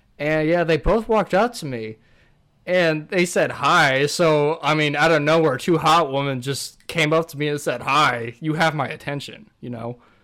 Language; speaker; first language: English; native; English